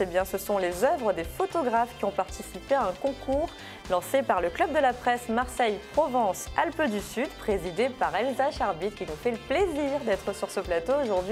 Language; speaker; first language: French; native; French